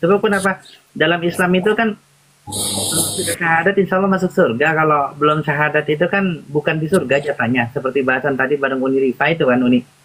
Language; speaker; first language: Indonesian; native; Indonesian